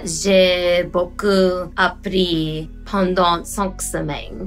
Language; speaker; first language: French; non-native, learner; English